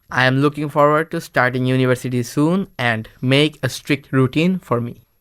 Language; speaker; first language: English; non-native, local second language; Bangla